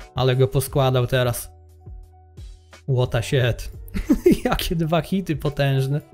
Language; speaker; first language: Polish; native; Polish